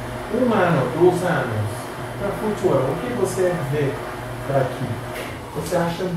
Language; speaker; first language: Portuguese; non-native, learner; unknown